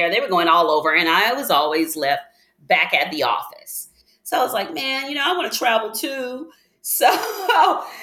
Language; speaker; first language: English; native; English